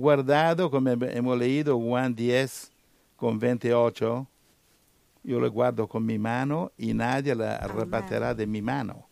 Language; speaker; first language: Spanish; non-native, learner; Italian